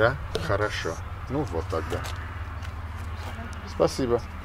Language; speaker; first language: Russian; non-native, learner; English